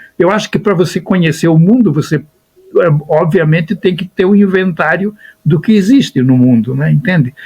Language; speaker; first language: Portuguese; native; Portuguese